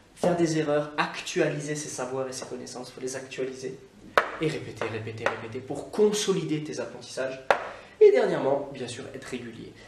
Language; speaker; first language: French; native; French